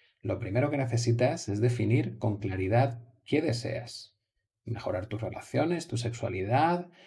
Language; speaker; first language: Spanish; native; Spanish